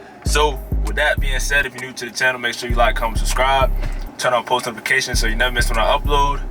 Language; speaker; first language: English; native; English